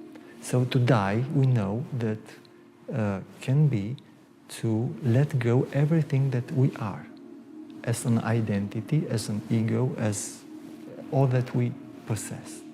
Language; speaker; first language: English; non-native, fluent; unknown